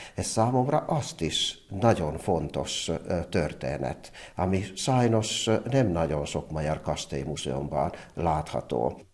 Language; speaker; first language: Hungarian; non-native, fluent; Finnish